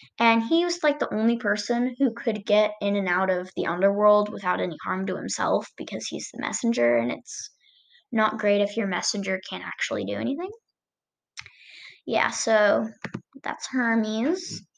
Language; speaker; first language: English; native; English